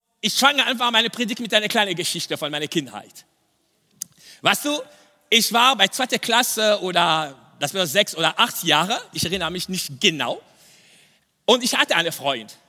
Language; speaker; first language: German; non-native, fluent; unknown